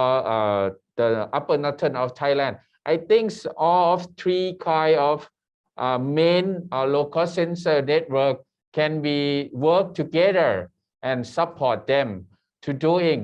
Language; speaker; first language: English; non-native, learner; Thai